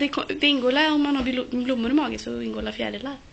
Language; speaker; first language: Swedish; native; Swedish